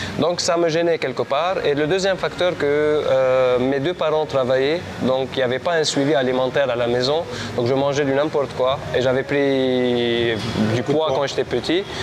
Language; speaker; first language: French; non-native, local second language; Armenian